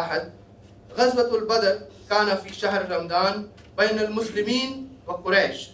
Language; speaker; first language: Arabic; non-native, learner; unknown